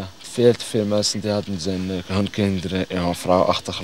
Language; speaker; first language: Dutch; non-native, learner; Arabic